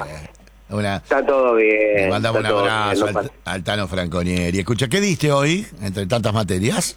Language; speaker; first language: Spanish; native; Spanish